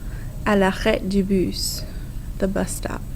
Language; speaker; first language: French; non-native, fluent; English